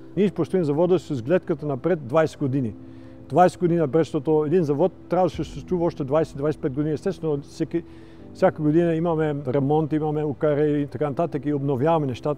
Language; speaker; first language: Bulgarian; non-native, fluent; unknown